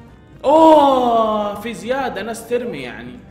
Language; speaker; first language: Arabic; native; Arabic